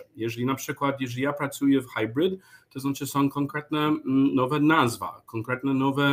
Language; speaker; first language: Polish; non-native, learner; English